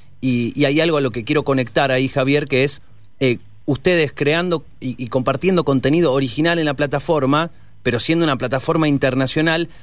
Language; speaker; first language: Spanish; native; Spanish